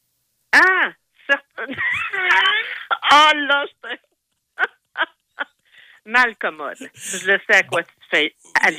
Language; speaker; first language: French; native; French